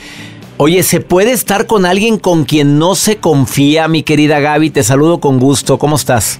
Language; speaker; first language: Spanish; native; Spanish